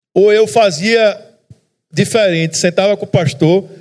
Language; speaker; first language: Portuguese; native; Portuguese